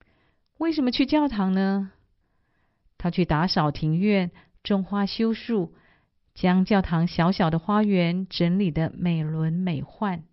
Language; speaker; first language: Chinese; native; Chinese